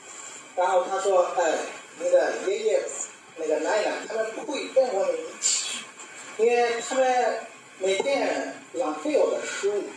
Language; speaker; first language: Chinese; non-native, learner; Bangla